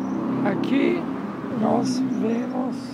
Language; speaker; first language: Portuguese; non-native, fluent; Italian